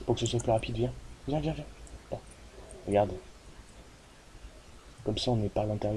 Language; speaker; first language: French; native; French